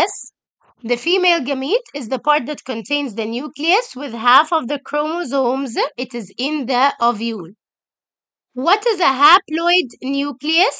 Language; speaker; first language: English; non-native, local second language; Arabic